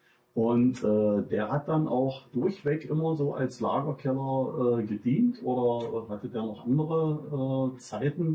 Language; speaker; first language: German; native; German